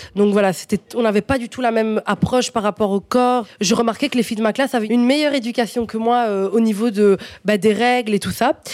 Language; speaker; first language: French; non-native, fluent; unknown